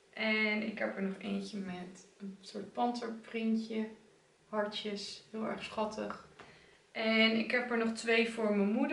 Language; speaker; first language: Dutch; native; Dutch